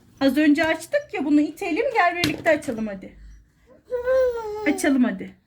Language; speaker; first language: Turkish; native; Turkish